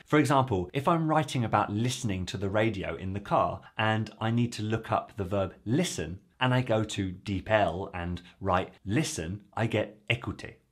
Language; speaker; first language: English; native; English